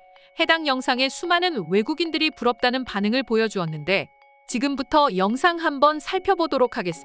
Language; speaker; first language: Korean; native; Korean